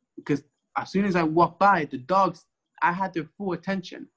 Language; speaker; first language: English; early bilingual, other home language; Spanish